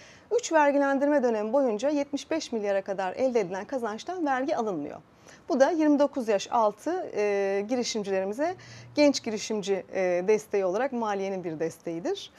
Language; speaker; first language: Turkish; native; Turkish